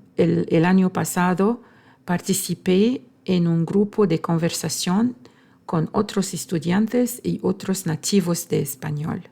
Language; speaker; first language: Spanish; non-native, fluent; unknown